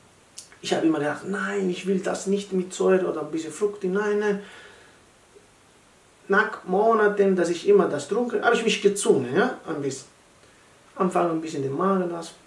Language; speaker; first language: German; non-native, learner; Italian